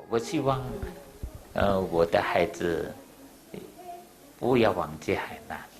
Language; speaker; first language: Chinese; early bilingual, heritage; Chinese